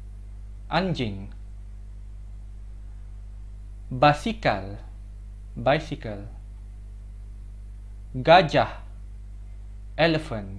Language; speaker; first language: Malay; non-native, fluent; Korean